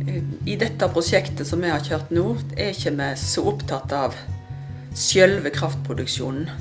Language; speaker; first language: Norwegian; native; Norwegian